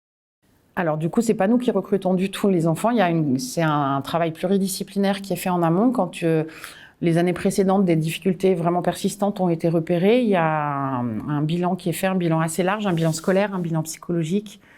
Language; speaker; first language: French; native; French